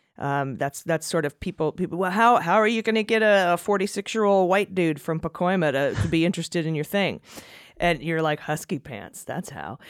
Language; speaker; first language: English; native; English